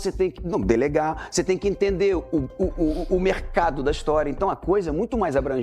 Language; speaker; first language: Portuguese; native; Portuguese